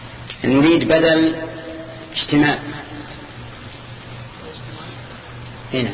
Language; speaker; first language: Arabic; native; Arabic